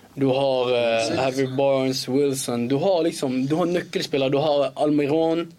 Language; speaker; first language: Norwegian; early bilingual, other home language; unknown